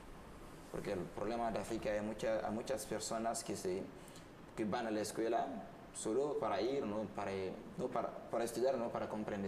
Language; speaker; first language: Spanish; non-native, learner; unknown